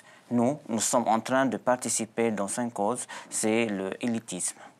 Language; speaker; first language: French; non-native, local second language; Arabic